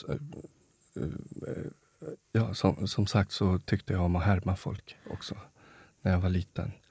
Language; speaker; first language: Swedish; early bilingual, other home language; Spanish